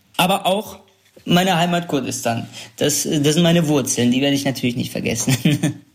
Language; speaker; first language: German; early bilingual, other home language; Kurdish